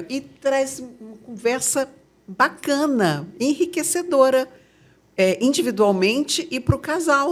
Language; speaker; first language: Portuguese; native; Portuguese